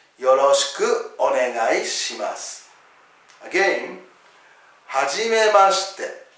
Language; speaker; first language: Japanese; native; Japanese